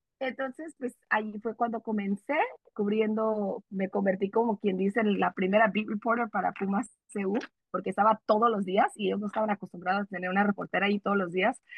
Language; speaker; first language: Spanish; early bilingual, heritage; Spanish